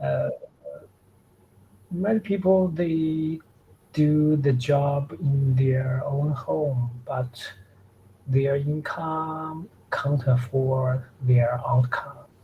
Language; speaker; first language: English; non-native, learner; Chinese